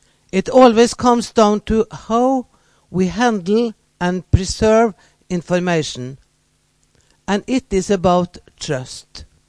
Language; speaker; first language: English; non-native, fluent; Norwegian